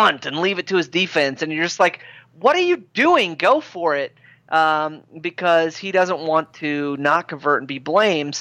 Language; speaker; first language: English; native; English